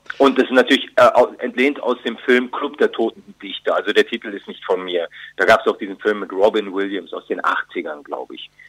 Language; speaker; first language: German; early bilingual, other home language; Turkish